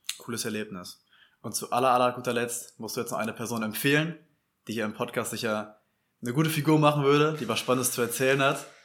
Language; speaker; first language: German; native; German